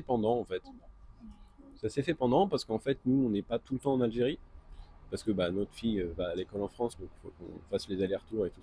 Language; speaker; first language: French; native; French